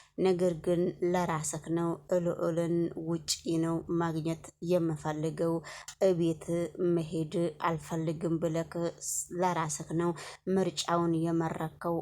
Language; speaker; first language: Amharic; native; Amharic